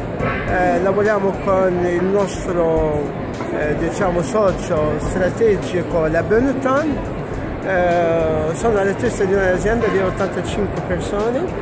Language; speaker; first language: Italian; non-native, fluent; Arabic